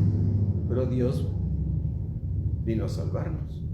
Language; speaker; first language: Spanish; native; Spanish